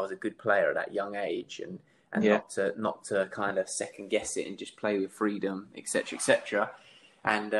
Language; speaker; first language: English; native; English